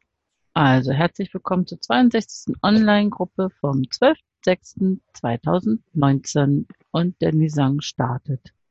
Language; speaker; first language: German; native; German